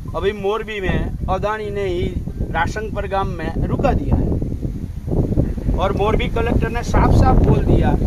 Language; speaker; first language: Hindi; non-native, local second language; Gujarati